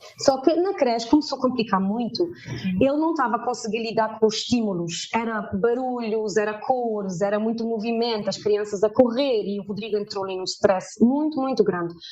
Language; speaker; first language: Portuguese; early bilingual, heritage; German